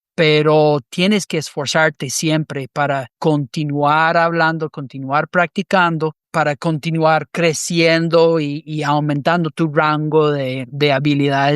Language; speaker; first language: Spanish; non-native, fluent; English